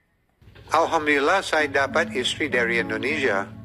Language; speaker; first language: Indonesian; non-native, fluent; English